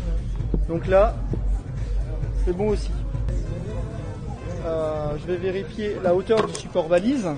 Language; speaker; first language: French; native; French